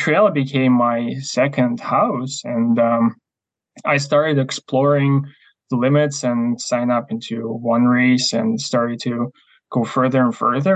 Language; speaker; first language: English; non-native, fluent; Ukrainian